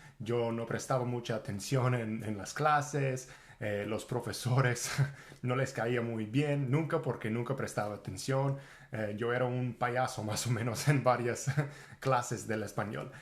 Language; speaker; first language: Spanish; non-native, fluent; English